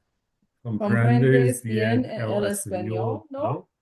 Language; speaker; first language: Spanish; non-native, learner; English